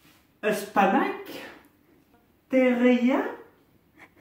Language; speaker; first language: Turkish; non-native, learner; French